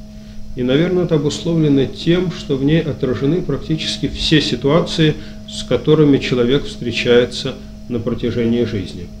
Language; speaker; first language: Russian; native; Russian